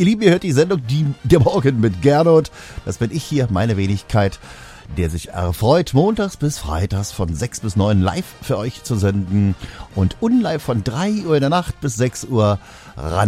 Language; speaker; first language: German; native; German